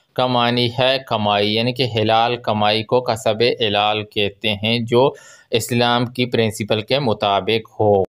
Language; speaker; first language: Urdu; non-native, local second language; Baluchi